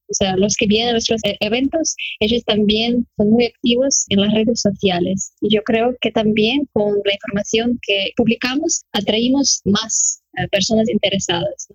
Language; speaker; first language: Spanish; non-native, fluent; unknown